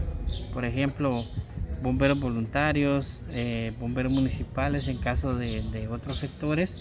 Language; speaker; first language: Spanish; native; Spanish